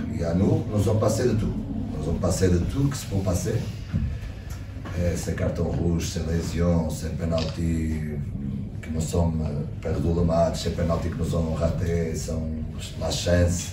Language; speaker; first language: French; non-native, learner; Portuguese